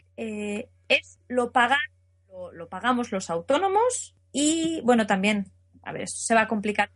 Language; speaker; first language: Spanish; native; Spanish